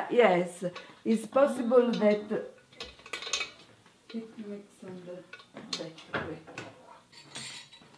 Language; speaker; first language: English; non-native, learner; Italian